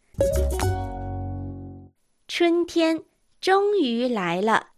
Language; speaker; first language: Chinese; non-native, fluent; Japanese